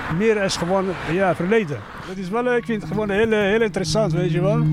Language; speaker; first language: Dutch; non-native, learner; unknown